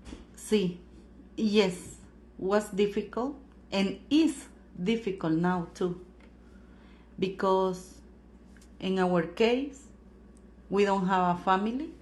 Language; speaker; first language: English; non-native, learner; Spanish